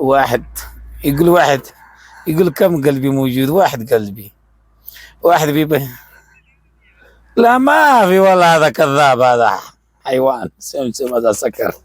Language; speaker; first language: Arabic; non-native, learner; Urdu